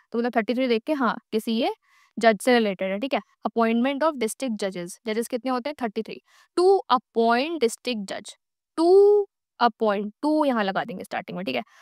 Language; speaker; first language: Hindi; native; Hindi